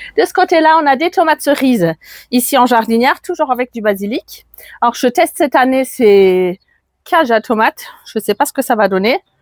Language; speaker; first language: French; non-native, fluent; German